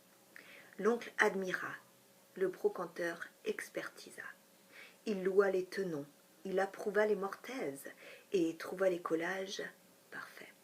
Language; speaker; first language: French; native; French